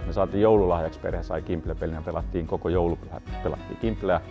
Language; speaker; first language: Finnish; native; Finnish